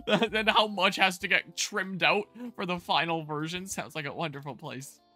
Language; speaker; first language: English; native; English